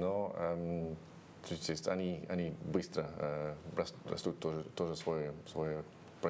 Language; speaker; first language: Russian; non-native, fluent; English